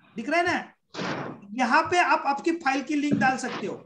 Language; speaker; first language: Hindi; non-native, local second language; Marathi